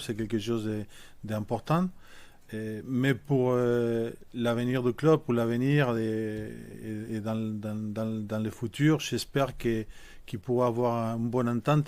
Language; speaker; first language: French; non-native, fluent; Spanish